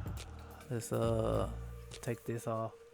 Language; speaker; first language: English; native; English